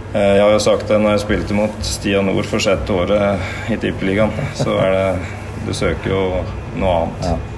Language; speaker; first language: Norwegian; native; Norwegian